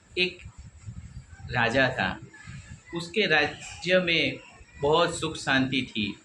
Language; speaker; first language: Hindi; non-native, local second language; Gujarati